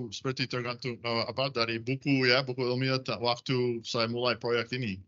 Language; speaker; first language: Indonesian; non-native, fluent; English